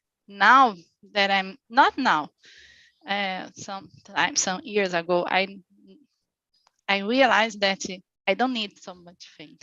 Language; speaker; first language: English; non-native, learner; Portuguese